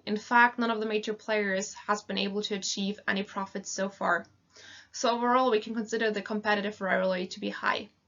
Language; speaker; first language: English; non-native, fluent; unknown